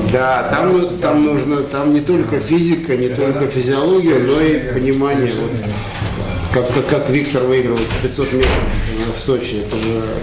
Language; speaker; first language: Russian; native; Russian